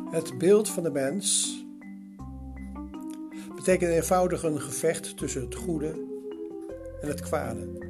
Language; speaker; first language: Dutch; native; Dutch